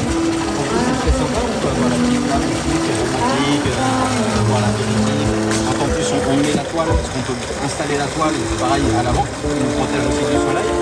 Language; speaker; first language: French; native; French